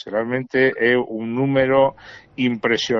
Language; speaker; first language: Galician; native; Galician